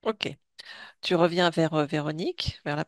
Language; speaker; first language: French; native; French